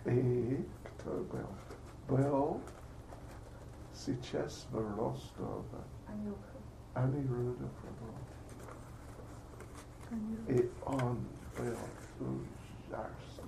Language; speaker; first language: Russian; non-native, learner; English